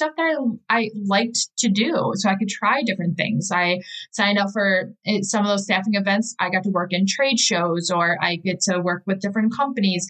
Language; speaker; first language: English; native; English